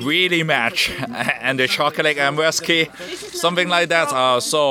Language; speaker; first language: English; non-native, local second language; Cantonese